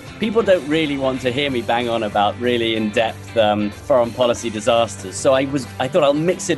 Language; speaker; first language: English; native; English